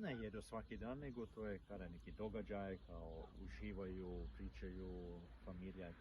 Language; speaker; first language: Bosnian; non-native, learner; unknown